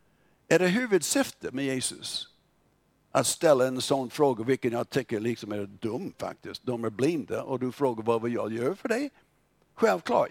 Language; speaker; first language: Swedish; non-native, fluent; English